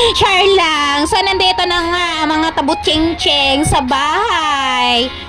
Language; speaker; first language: Filipino; non-native, local second language; Cebuano